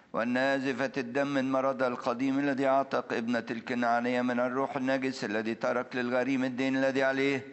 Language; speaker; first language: Arabic; native; Arabic